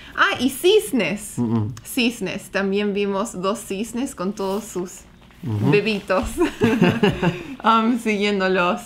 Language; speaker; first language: Spanish; native; Spanish